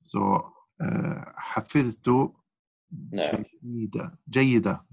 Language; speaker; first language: Arabic; non-native, learner; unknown